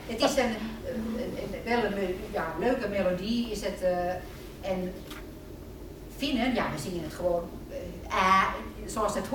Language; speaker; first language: Dutch; non-native, fluent; Finnish